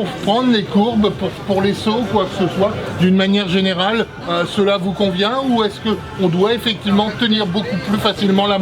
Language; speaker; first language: French; native; French